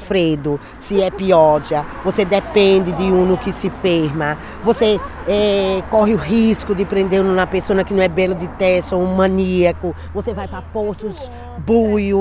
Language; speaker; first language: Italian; non-native, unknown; Portuguese